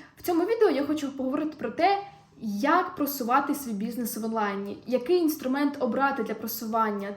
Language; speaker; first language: Ukrainian; non-native, local second language; Russian